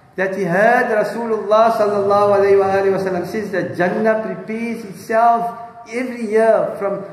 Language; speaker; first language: English; native; English